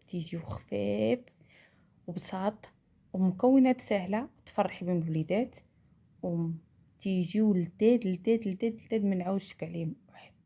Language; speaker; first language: Arabic; native; Arabic